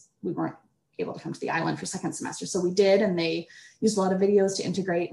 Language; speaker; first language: English; native; English